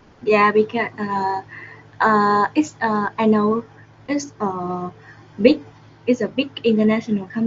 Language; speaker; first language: English; non-native, learner; Vietnamese